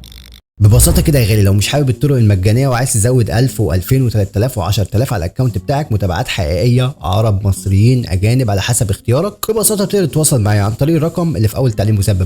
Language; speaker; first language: Arabic; native; Arabic